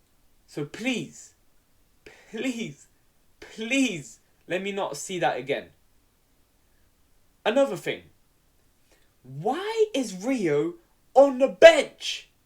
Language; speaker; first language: English; native; English